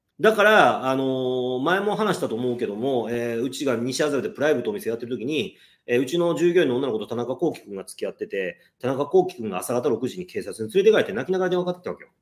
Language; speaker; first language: Japanese; native; Japanese